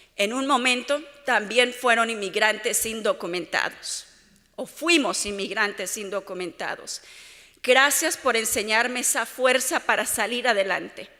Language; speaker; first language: Spanish; early bilingual, heritage; Spanish